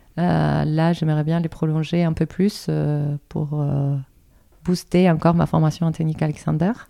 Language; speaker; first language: French; non-native, fluent; Spanish